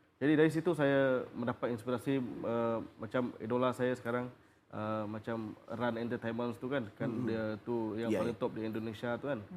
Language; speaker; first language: Malay; non-native, local second language; Iban